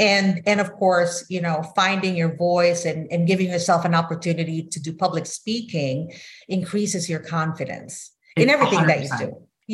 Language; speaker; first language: English; non-native, local second language; Filipino